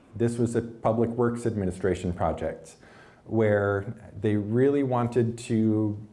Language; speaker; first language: English; native; English